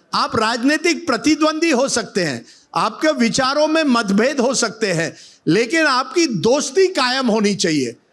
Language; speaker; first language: Hindi; non-native, local second language; Marathi